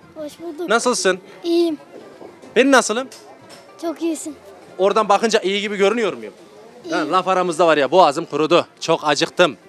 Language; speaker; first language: Turkish; native; Turkish